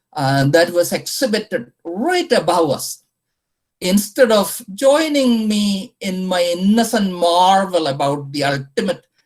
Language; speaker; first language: English; non-native, local second language; Malayalam